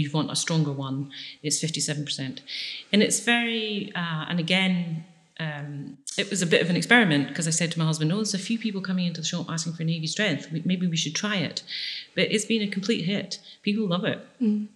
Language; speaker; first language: English; native; English